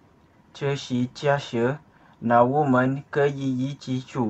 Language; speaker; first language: Chinese; non-native, learner; Malay